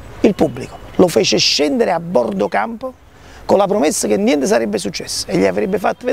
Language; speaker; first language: Italian; native; Italian